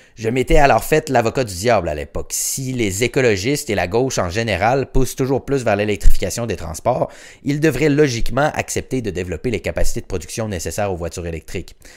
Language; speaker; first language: French; native; French